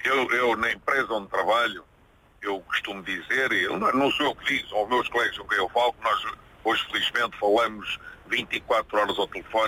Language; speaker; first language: Portuguese; native; Portuguese